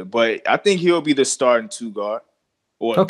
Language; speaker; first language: English; native; English